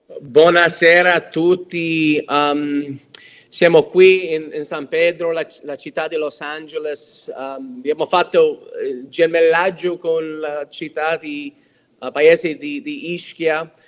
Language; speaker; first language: Italian; early bilingual, heritage; English